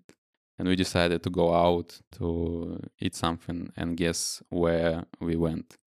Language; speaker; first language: English; non-native, fluent; Russian